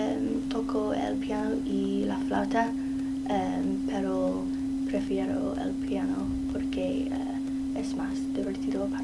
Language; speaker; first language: Spanish; non-native, learner; English